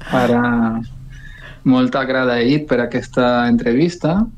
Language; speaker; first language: Catalan; non-native, learner; Spanish